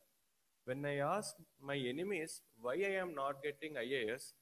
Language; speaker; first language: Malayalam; non-native, learner; Telugu